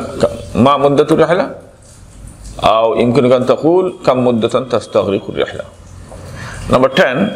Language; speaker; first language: Arabic; non-native, fluent; Bangla